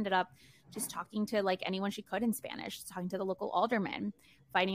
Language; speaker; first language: English; early bilingual, other home language; Spanish